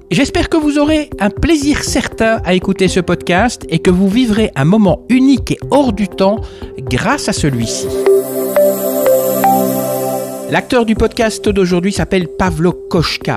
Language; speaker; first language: French; native; French